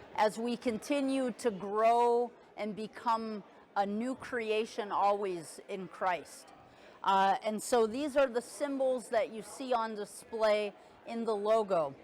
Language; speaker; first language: English; native; English